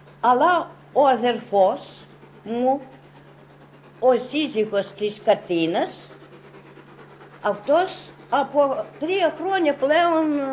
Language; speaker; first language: Greek; early bilingual, heritage; Greek